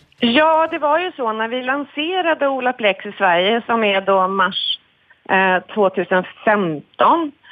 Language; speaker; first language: Swedish; native; Swedish